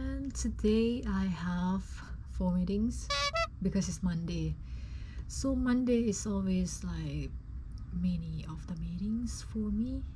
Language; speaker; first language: English; non-native, fluent; Lao